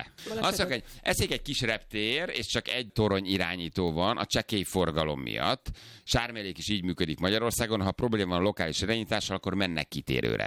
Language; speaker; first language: Hungarian; native; Hungarian